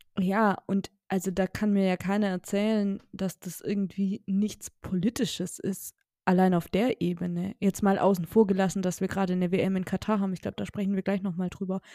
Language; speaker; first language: German; native; German